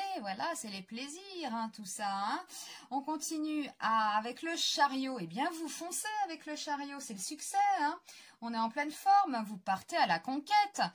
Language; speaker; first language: French; native; French